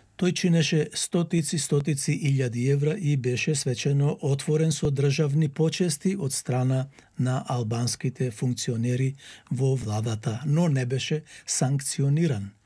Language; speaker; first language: Macedonian; native; Macedonian